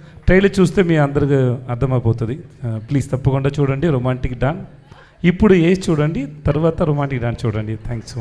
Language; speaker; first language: Telugu; non-native, local second language; Tamil